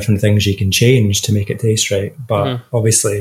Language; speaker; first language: English; native; English